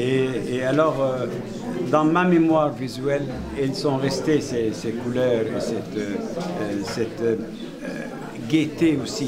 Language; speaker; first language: French; non-native, fluent; Arabic